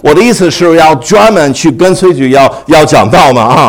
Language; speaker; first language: Chinese; non-native, fluent; English